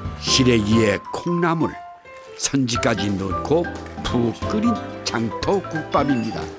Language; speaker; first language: Korean; native; Korean